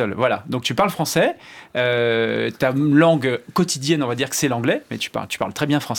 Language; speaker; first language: French; native; French